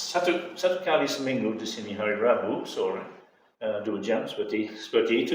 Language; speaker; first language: Indonesian; non-native, fluent; English